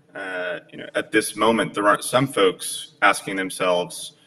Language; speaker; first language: English; early bilingual, other home language; Polish